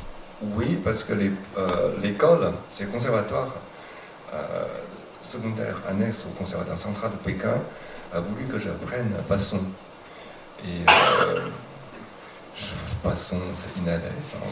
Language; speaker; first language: French; non-native, fluent; Chinese